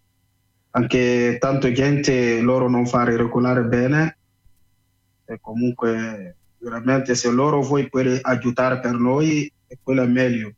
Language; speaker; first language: Italian; non-native, learner; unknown